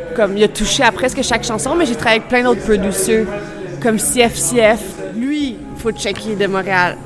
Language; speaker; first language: French; native; French